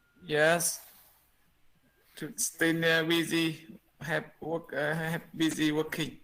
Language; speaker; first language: English; non-native, learner; Vietnamese